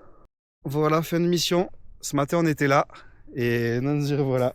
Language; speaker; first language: French; native; French